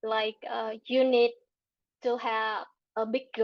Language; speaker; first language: English; non-native, learner; Vietnamese